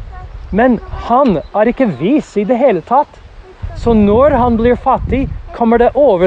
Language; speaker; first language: Norwegian; non-native, fluent; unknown